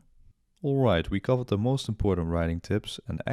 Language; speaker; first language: English; non-native, fluent; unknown